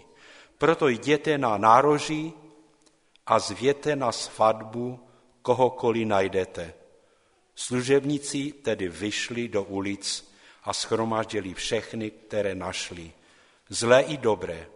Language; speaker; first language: Czech; non-native, local second language; Polish